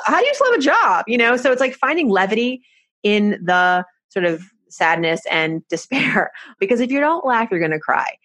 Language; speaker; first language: English; early bilingual, other home language; Persian